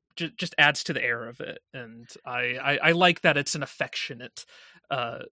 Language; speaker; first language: English; native; English